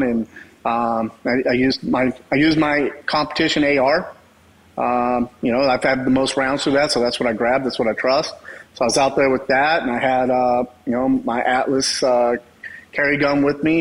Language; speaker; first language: English; native; English